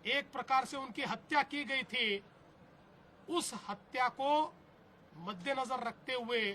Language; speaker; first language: Hindi; non-native, local second language; Marathi